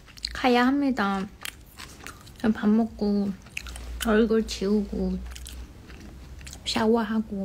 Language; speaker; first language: Korean; non-native, fluent; Chinese